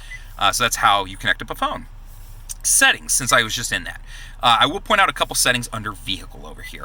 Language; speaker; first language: English; native; English